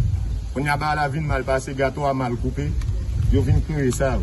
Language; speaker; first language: Haitian Creole; native; Haitian Creole